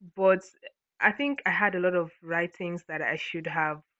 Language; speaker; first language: English; non-native, local second language; Ibibio